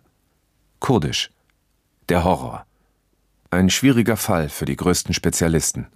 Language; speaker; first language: German; native; German